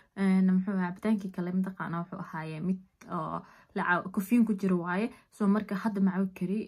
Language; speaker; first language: Somali; early bilingual, heritage; Somali